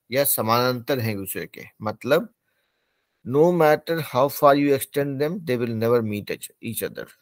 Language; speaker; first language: Hindi; native; Hindi